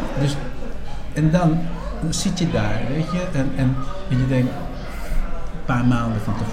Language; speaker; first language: Dutch; non-native, fluent; Spanish